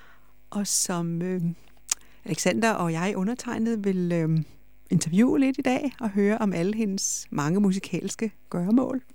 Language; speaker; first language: Danish; native; Danish